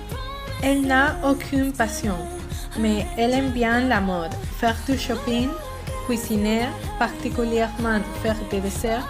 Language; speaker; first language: French; non-native, learner; Spanish